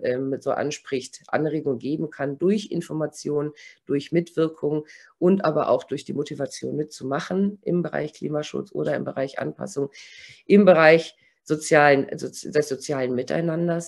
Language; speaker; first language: German; native; German